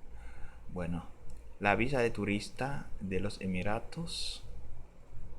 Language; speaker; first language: Spanish; non-native, learner; Haitian Creole